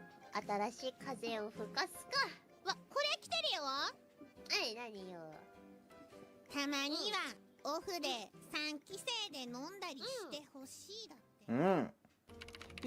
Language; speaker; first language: Japanese; native; Japanese